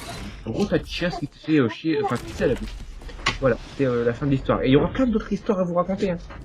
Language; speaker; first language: French; native; French